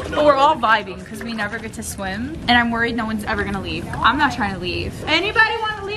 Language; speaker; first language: English; native; English